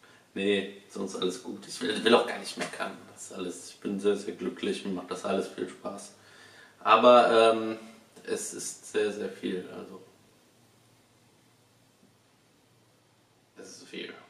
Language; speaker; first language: German; native; German